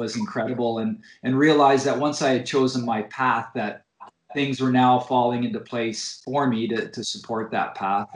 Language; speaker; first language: English; native; English